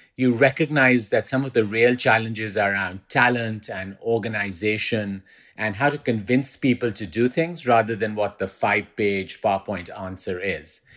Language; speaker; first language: English; non-native, local second language; Urdu